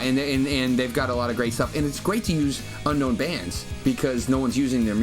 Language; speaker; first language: English; native; English